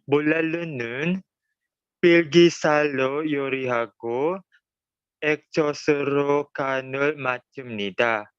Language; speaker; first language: Korean; non-native, learner; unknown